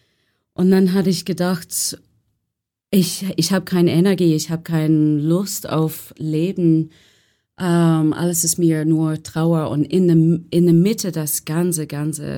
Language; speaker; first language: German; non-native, learner; English